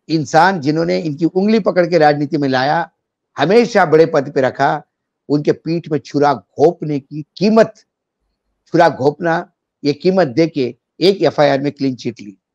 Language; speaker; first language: Hindi; non-native, local second language; Marathi